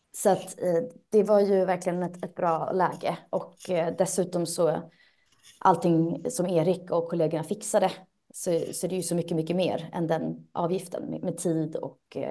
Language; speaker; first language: Swedish; native; Swedish